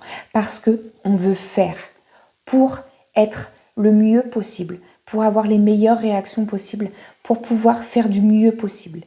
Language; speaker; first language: French; native; French